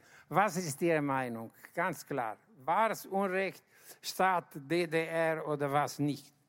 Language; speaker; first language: German; non-native, fluent; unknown